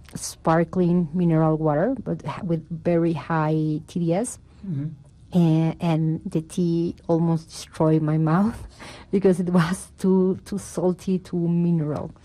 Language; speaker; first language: English; non-native, fluent; Spanish